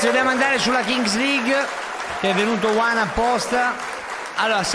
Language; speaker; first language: Italian; native; Italian